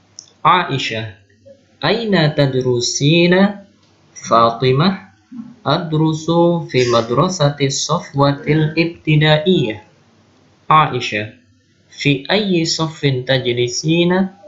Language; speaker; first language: Arabic; non-native, local second language; Indonesian